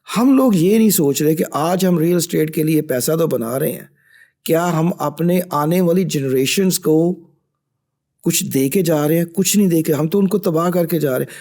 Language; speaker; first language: Urdu; non-native, local second language; Punjabi